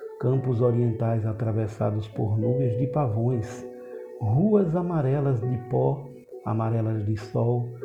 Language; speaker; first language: Portuguese; native; Portuguese